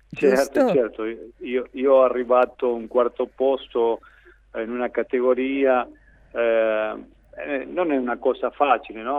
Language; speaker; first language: Italian; non-native, fluent; Spanish